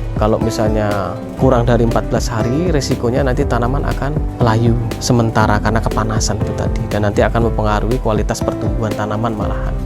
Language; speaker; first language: Indonesian; non-native, local second language; Javanese